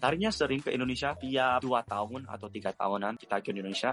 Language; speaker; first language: Indonesian; early bilingual, heritage; Indonesian